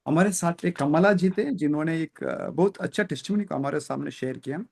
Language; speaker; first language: Hindi; non-native, local second language; Kannada